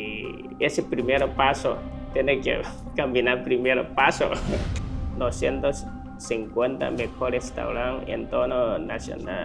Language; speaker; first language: Spanish; non-native, learner; Chinese